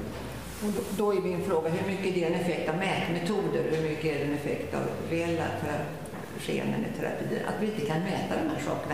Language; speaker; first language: Swedish; native; Swedish